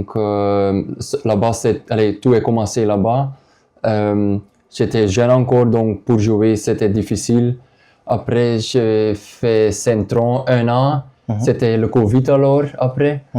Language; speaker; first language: French; non-native, local second language; Dutch